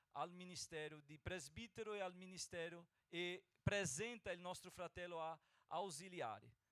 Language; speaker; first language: Italian; non-native, fluent; Portuguese